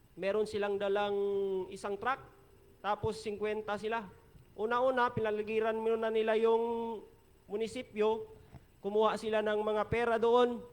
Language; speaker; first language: Filipino; non-native, local second language; Hiligaynon